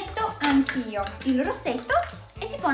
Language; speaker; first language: Italian; native; Italian